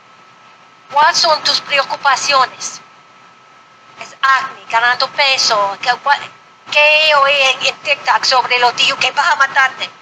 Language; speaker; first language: Spanish; non-native, fluent; English